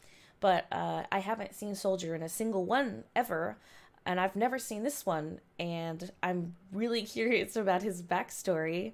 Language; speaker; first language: English; native; English